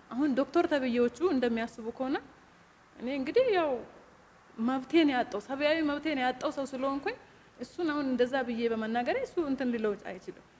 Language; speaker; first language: Amharic; non-native, local second language; Hadiyya